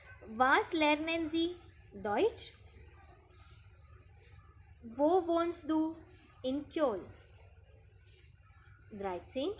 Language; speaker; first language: German; non-native, fluent; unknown